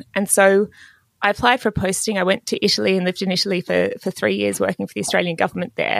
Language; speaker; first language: English; native; English